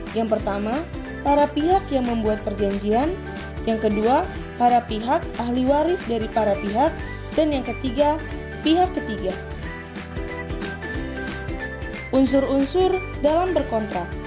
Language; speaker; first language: Indonesian; native; Indonesian